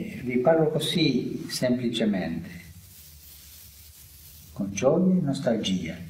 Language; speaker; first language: Italian; non-native, fluent; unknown